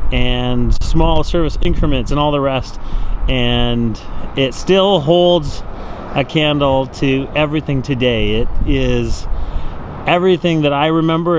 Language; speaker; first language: English; native; English